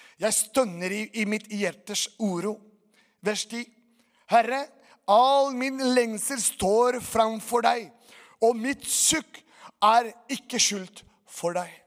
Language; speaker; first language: Norwegian; non-native, fluent; Portuguese